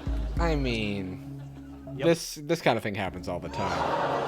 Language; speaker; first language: English; native; English